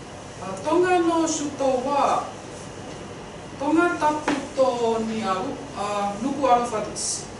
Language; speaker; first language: Japanese; non-native, learner; Tongan